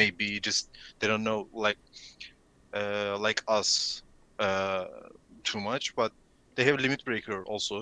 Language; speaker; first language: English; non-native, learner; Turkish